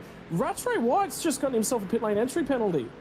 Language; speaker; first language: English; native; English